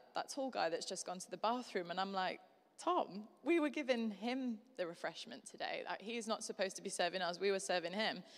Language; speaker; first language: English; native; English